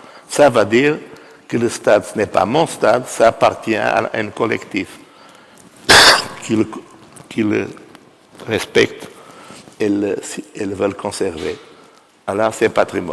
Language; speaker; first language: French; non-native, fluent; Portuguese